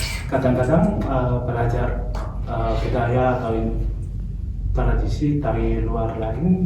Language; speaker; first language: Indonesian; non-native, fluent; Chinese